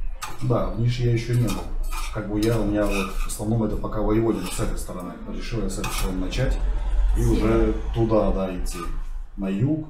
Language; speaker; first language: Russian; native; Russian